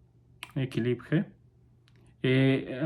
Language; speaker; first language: French; non-native, learner; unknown